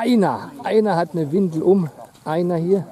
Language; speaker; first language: German; native; German